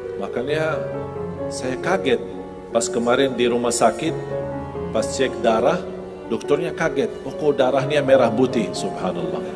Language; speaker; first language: Indonesian; non-native, fluent; Arabic